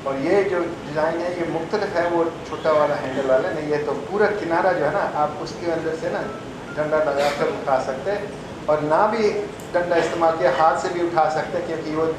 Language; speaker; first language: Urdu; non-native, fluent; English